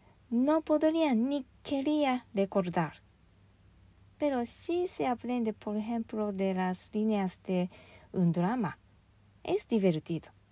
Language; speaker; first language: Spanish; non-native, fluent; Japanese